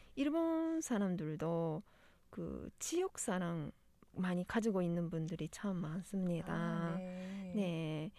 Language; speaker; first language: Korean; non-native, fluent; Japanese